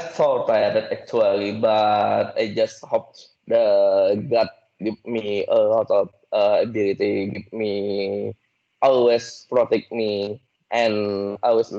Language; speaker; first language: English; non-native, learner; Indonesian